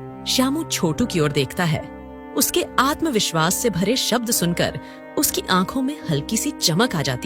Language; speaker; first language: Hindi; native; Hindi